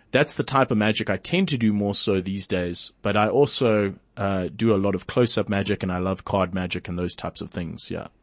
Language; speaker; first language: English; native; English